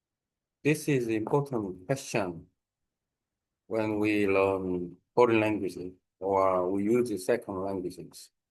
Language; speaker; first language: English; non-native, learner; Korean